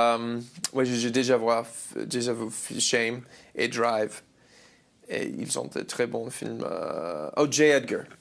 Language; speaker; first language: French; non-native, learner; English